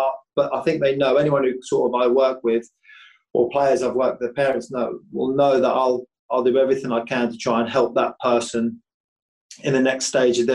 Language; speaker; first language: English; native; English